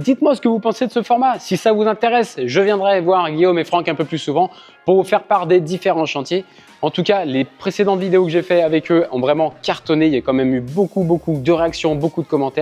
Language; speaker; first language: French; native; French